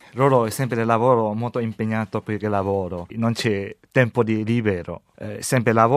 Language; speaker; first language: Italian; non-native, learner; Chinese